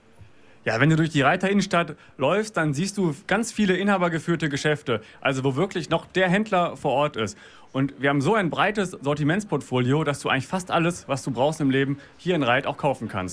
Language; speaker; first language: German; native; German